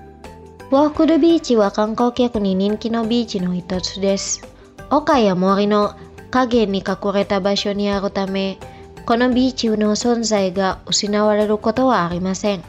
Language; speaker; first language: Japanese; non-native, fluent; Indonesian